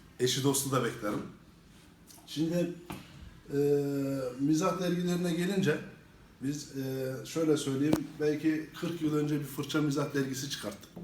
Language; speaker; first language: Turkish; native; Turkish